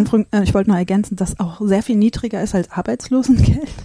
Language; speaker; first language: German; native; German